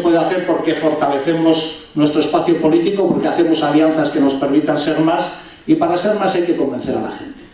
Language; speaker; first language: Spanish; non-native, local second language; Basque